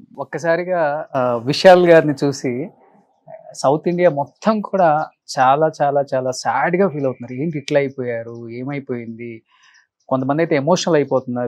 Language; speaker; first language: Telugu; native; Telugu